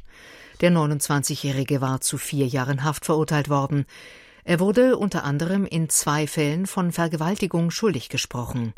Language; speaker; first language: German; native; German